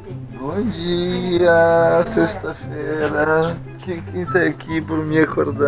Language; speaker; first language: Portuguese; non-native, fluent; French